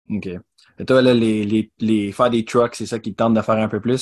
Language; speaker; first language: French; native; French